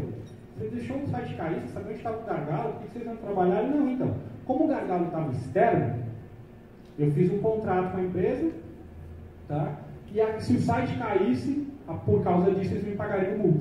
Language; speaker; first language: Portuguese; native; Portuguese